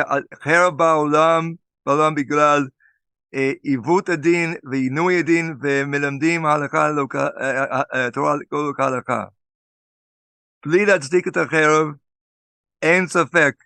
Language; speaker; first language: Hebrew; non-native, fluent; English